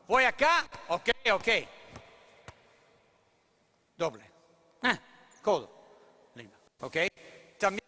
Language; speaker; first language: Spanish; non-native, learner; English